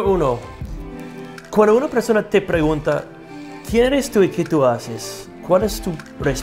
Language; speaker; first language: Spanish; non-native, fluent; English